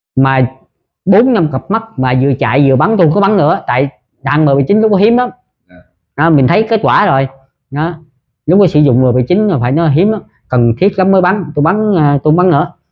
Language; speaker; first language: Vietnamese; early bilingual, heritage; Vietnamese